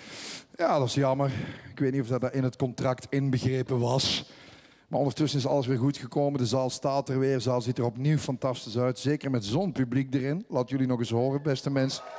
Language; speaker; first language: Dutch; native; Dutch